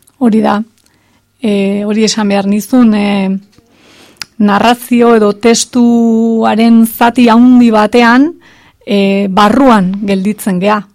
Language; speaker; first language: Basque; native; Basque